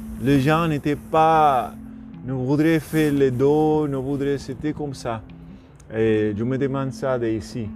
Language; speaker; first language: French; non-native, learner; Spanish